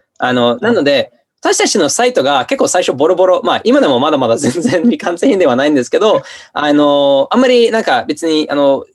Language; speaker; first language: Japanese; non-native, fluent; English